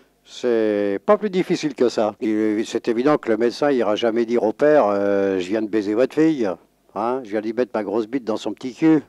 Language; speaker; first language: French; native; French